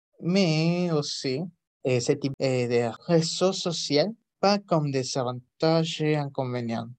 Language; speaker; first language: French; non-native, learner; Spanish